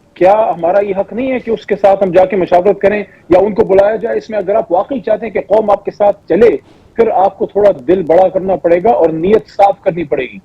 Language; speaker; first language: Urdu; non-native, local second language; Pashto